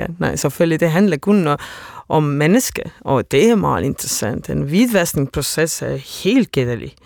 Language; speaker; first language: Danish; non-native, fluent; Estonian